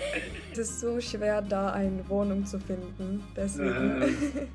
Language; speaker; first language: German; non-native, fluent; Turkish